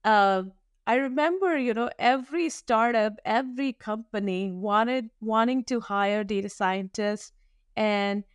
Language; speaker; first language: English; non-native, local second language; Hindi